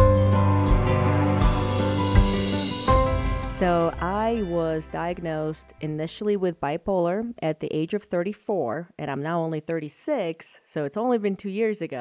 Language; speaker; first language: English; non-native, fluent; Russian